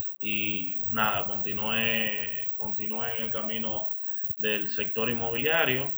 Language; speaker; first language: Spanish; native; Spanish